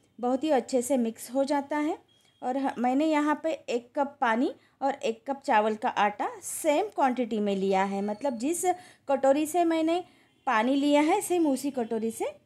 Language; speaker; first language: Hindi; non-native, local second language; Marathi